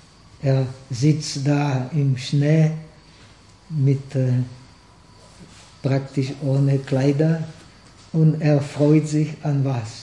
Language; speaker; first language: German; non-native, fluent; Czech